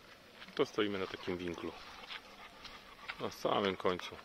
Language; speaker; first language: Polish; native; Polish